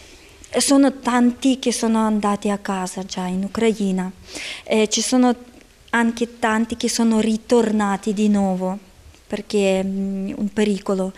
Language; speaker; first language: Italian; non-native, fluent; Ukrainian